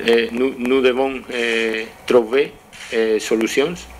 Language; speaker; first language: French; non-native, learner; Spanish